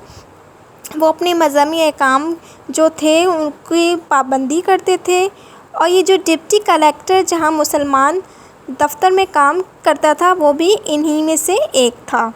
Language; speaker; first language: Urdu; non-native, local second language; Sindhi